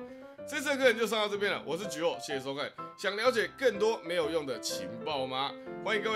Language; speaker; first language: Chinese; native; Chinese